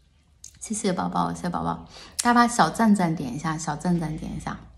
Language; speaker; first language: Chinese; native; Chinese